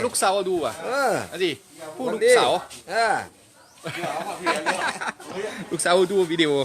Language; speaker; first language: Thai; non-native, learner; French